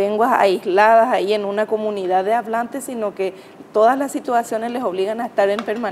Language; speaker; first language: Spanish; native; Spanish